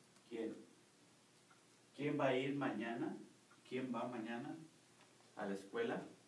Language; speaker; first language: Spanish; native; Spanish